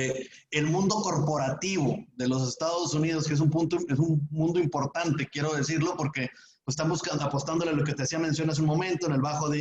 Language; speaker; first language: Spanish; native; Spanish